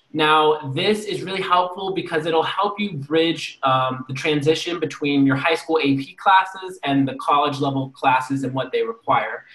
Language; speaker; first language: English; native; English